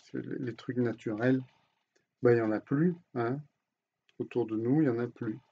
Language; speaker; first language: French; native; French